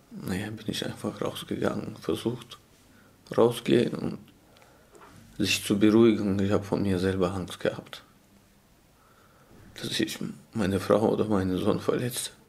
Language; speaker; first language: German; non-native, learner; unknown